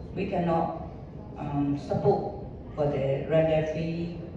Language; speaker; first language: English; non-native, learner; Burmese